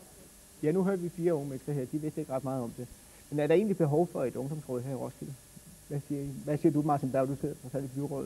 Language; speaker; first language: Danish; native; Danish